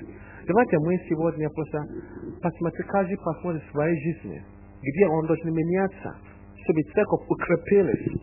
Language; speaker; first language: Russian; non-native, fluent; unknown